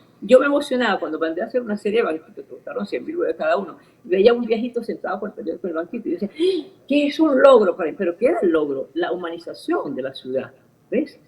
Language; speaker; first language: Spanish; early bilingual, other home language; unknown